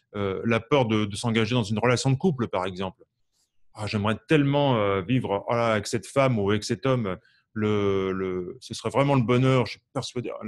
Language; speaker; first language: French; native; French